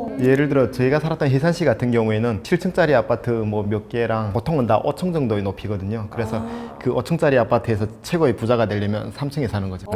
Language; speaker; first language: Korean; native; Korean